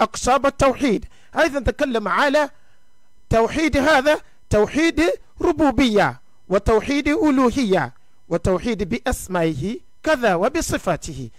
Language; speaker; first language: Arabic; non-native, fluent; Yoruba